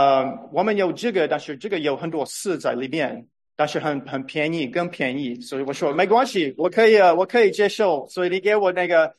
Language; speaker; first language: Chinese; non-native, fluent; English